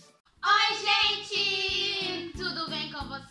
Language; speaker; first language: Portuguese; early bilingual, heritage; Portuguese